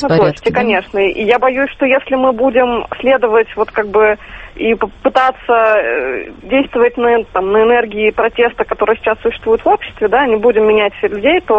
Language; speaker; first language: Russian; native; Russian